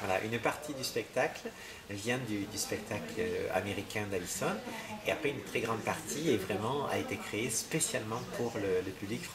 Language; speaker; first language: French; native; French